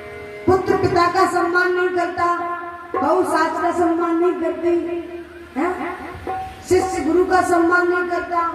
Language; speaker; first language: Hindi; native; Hindi